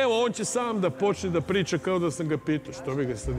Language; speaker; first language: Serbian; native; Serbian